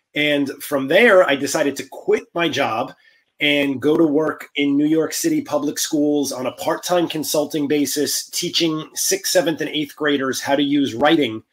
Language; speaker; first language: English; native; English